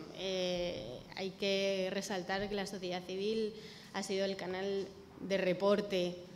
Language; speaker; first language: Spanish; native; Spanish